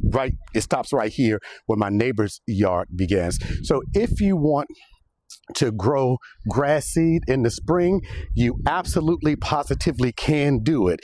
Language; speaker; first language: English; native; English